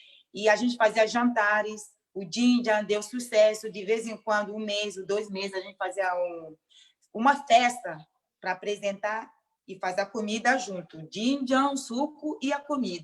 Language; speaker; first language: Portuguese; non-native, local second language; Mandingo